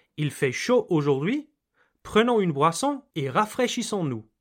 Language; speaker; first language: French; non-native, fluent; English